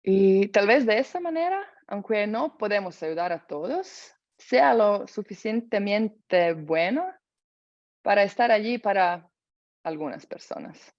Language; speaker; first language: Spanish; non-native, fluent; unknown